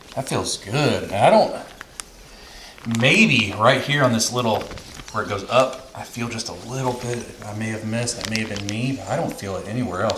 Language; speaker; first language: English; native; English